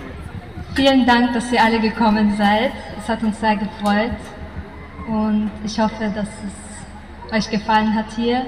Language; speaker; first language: German; early bilingual, other home language; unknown